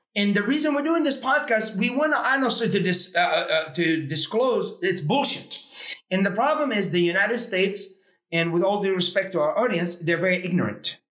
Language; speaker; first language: English; early bilingual, other home language; Arabic